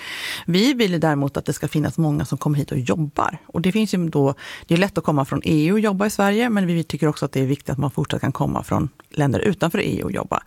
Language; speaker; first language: Swedish; native; Swedish